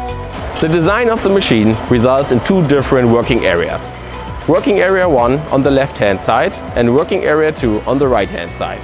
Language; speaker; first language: English; non-native, fluent; German